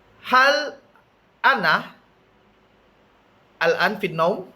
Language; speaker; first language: Arabic; non-native, fluent; Indonesian